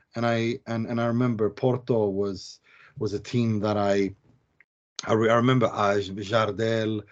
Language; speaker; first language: English; non-native, fluent; Swedish